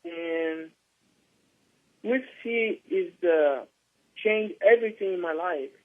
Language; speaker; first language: English; non-native, learner; Portuguese